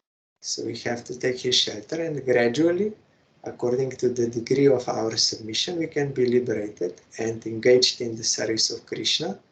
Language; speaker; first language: English; non-native, fluent; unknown